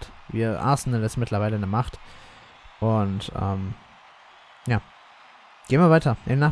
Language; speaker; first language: German; native; German